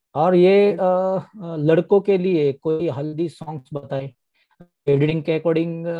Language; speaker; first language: Hindi; non-native, local second language; Marathi